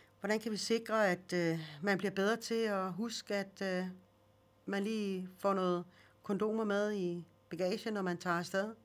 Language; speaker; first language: Danish; early bilingual, other home language; Swedish